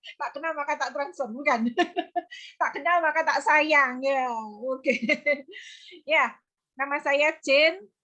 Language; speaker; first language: Indonesian; native; Indonesian